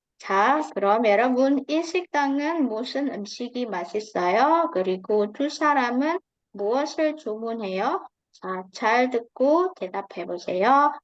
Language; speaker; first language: Korean; non-native, fluent; Indonesian